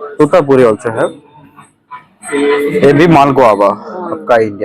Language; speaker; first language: Hindi; non-native, fluent; Malayalam